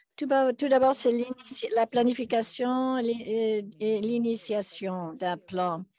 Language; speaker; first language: French; non-native, fluent; English